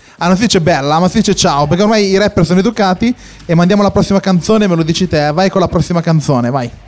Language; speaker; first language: Italian; native; Italian